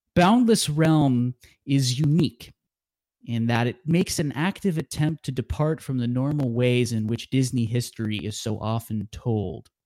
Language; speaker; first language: English; native; English